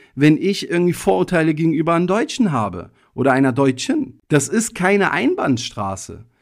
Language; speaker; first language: German; early bilingual, other home language; Italian